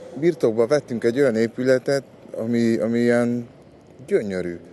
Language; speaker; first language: Hungarian; early bilingual, other home language; Spanish